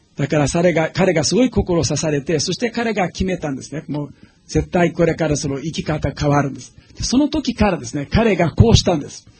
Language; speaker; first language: Japanese; non-native, fluent; English